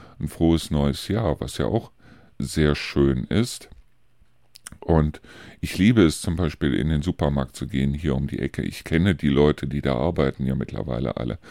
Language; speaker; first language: German; native; German